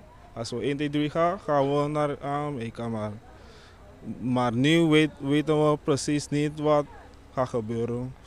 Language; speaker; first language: Dutch; non-native, local second language; Papiamento